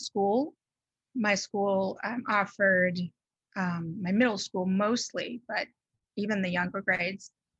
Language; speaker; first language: English; native; English